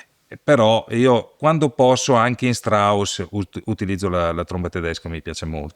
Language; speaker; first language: Italian; native; Italian